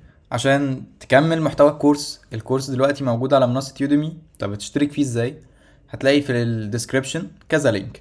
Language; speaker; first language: Arabic; native; Arabic